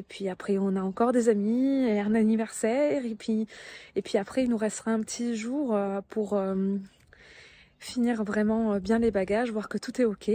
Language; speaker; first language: French; native; French